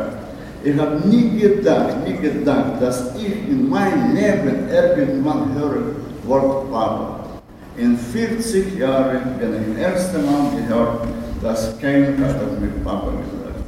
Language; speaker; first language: German; non-native, learner; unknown